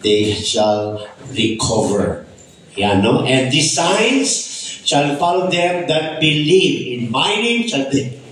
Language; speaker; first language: English; non-native, local second language; Filipino